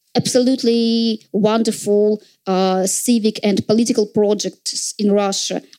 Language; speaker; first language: English; non-native, fluent; Russian